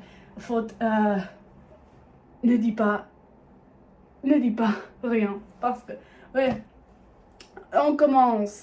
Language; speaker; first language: French; non-native, learner; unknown